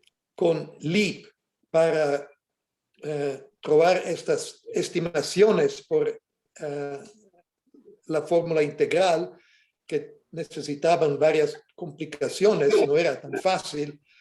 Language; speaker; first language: Spanish; non-native, fluent; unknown